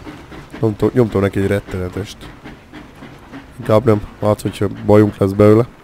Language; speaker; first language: Hungarian; native; Hungarian